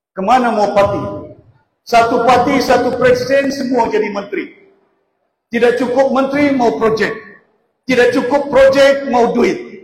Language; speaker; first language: Malay; native; Malay